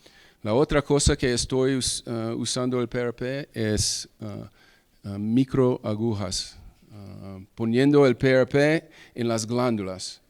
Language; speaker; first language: Spanish; early bilingual, heritage; English